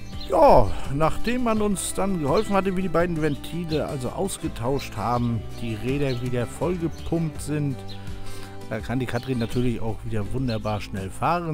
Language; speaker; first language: German; native; German